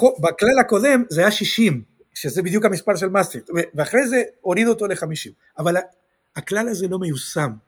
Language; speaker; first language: Hebrew; non-native, fluent; Spanish